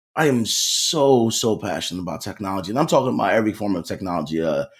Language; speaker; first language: English; native; English